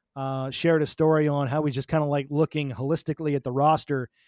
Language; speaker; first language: English; native; English